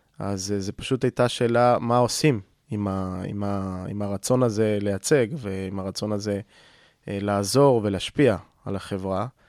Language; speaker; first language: Hebrew; non-native, fluent; Spanish